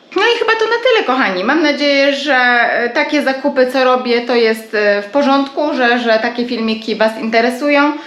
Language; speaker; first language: Polish; native; Polish